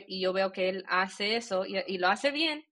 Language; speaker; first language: Spanish; early bilingual, heritage; Spanish